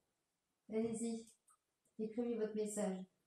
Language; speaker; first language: French; native; French